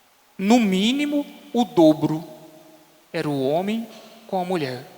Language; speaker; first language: Portuguese; native; Portuguese